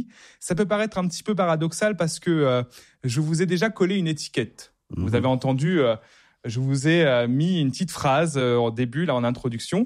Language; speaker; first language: French; native; French